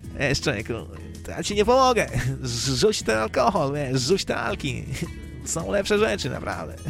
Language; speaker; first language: Polish; native; Polish